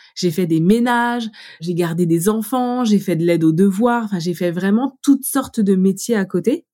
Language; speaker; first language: French; native; French